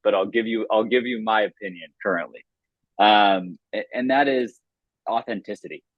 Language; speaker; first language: English; native; English